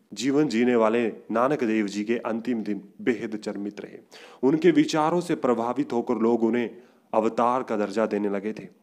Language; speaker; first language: Hindi; non-native, local second language; Punjabi